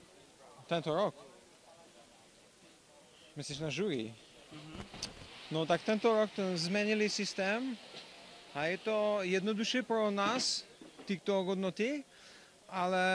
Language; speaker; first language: Czech; non-native, learner; Russian